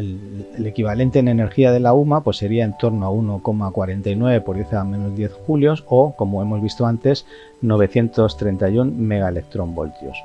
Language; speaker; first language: Spanish; native; Spanish